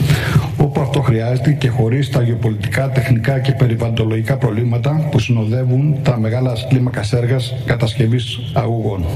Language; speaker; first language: Greek; native; Greek